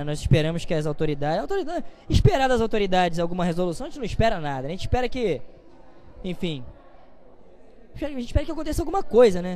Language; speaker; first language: Portuguese; native; Portuguese